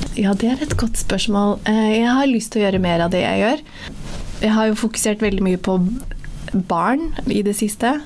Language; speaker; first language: Norwegian; early bilingual, other home language; Somali